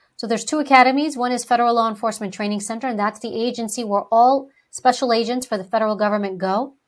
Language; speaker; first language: English; early bilingual, other home language; Greek